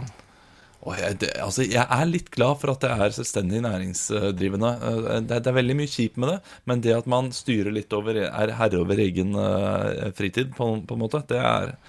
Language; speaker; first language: Norwegian; native; Norwegian